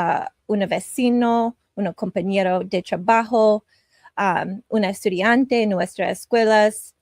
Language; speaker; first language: Spanish; non-native, learner; English